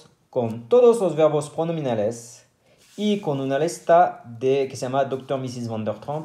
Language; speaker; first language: Spanish; non-native, fluent; French